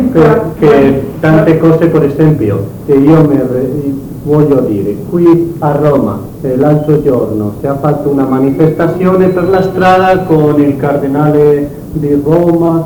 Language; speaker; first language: Italian; non-native, learner; Spanish